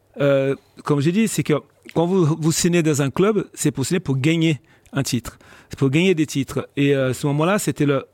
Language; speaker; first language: French; non-native, fluent; Portuguese